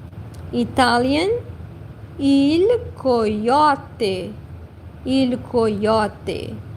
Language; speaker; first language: Italian; non-native, learner; Portuguese